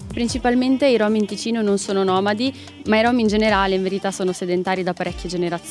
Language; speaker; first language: Italian; native; Italian